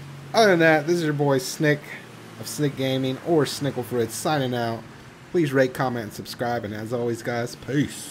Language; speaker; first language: English; native; English